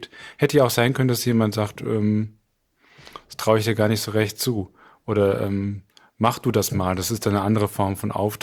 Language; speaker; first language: German; native; German